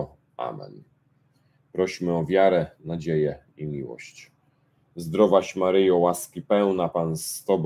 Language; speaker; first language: Polish; native; Polish